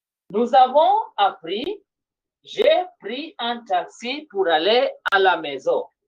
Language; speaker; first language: French; non-native, fluent; Swahili